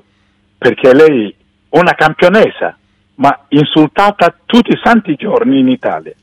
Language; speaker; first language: Italian; non-native, fluent; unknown